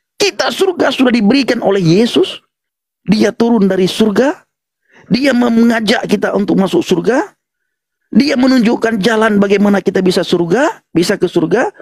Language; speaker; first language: Indonesian; non-native, local second language; Achinese